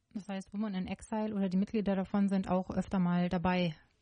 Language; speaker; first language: German; native; German